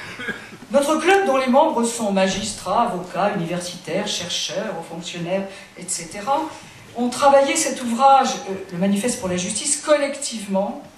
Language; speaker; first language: French; native; French